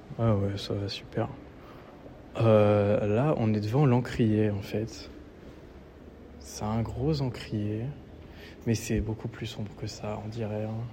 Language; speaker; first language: French; native; French